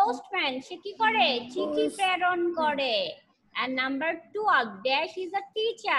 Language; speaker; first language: English; non-native, learner; Bangla